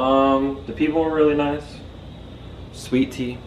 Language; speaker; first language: English; native; English